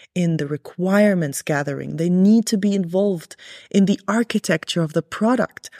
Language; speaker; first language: English; early bilingual, other home language; Arabic